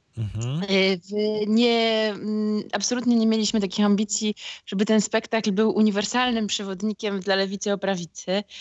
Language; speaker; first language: Polish; native; Polish